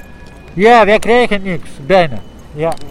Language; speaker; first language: Dutch; non-native, learner; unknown